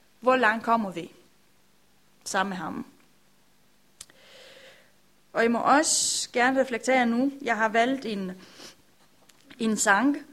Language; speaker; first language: Danish; non-native, learner; Romanian